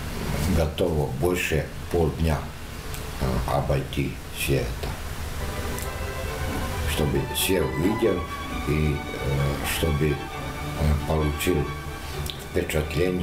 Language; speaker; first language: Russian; non-native, learner; Croatian